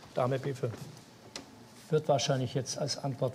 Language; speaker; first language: German; native; German